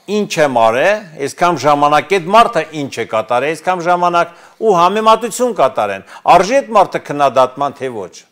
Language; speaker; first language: Armenian; native; Armenian